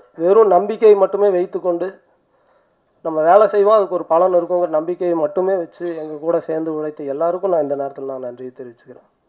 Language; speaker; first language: Tamil; native; Tamil